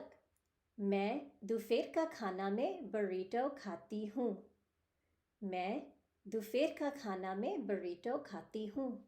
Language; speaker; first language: Hindi; early bilingual, heritage; Hindi